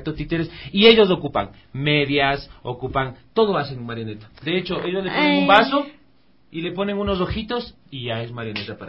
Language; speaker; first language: Spanish; native; Spanish